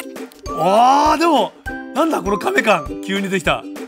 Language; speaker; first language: Japanese; native; Japanese